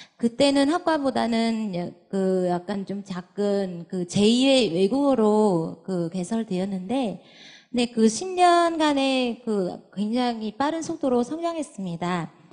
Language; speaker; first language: Korean; non-native, fluent; Vietnamese